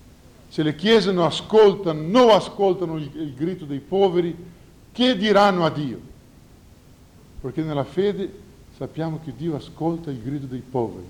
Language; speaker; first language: Italian; non-native, fluent; Portuguese